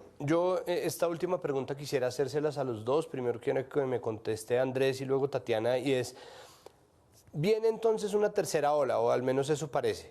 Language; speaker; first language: Spanish; native; Spanish